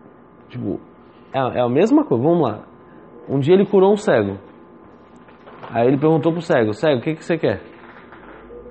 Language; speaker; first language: Portuguese; native; Portuguese